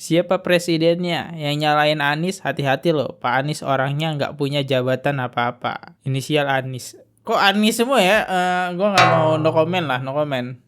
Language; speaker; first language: Indonesian; native; Indonesian